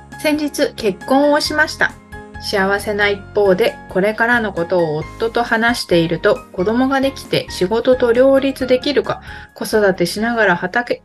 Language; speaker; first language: Japanese; native; Japanese